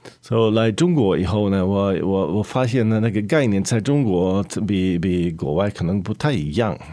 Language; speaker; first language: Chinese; non-native, learner; Norwegian